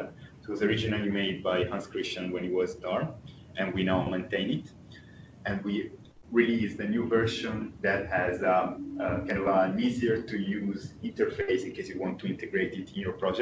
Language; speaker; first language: English; non-native, fluent; Italian